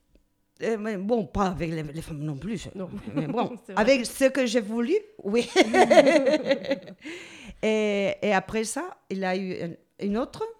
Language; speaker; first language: French; non-native, learner; Spanish